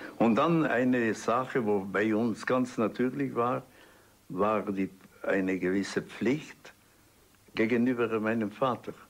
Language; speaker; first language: German; non-native, local second language; Italian